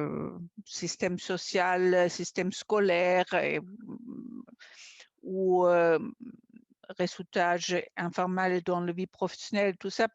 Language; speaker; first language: French; non-native, fluent; German